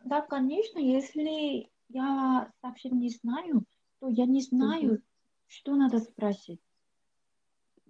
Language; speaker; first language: Russian; non-native, learner; Korean